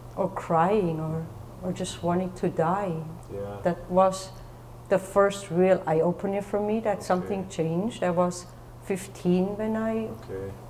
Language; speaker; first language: English; non-native, fluent; German